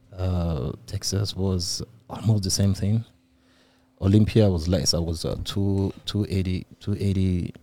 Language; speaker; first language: English; non-native, local second language; Igbo